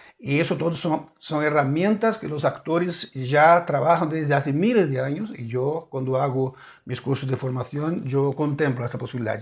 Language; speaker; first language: Spanish; non-native, fluent; Portuguese